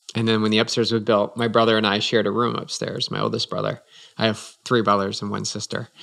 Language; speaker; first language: English; native; English